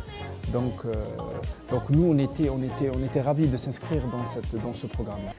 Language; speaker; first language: French; non-native, local second language; Arabic